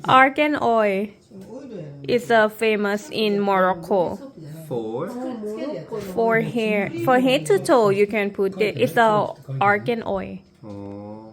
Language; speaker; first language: English; non-native, learner; Thai